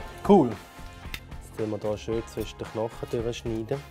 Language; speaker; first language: German; native; German